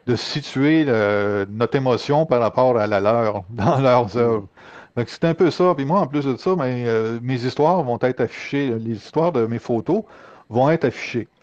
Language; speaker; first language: French; native; French